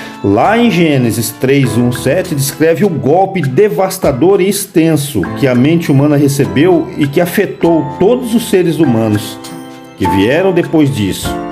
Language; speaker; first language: Portuguese; native; Portuguese